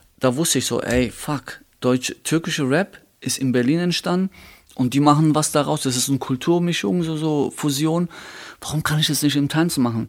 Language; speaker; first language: German; early bilingual, other home language; Turkish